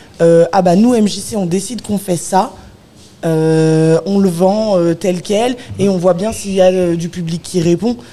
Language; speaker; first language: French; native; French